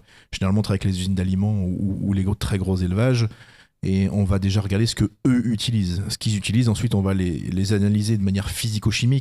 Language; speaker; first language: French; native; French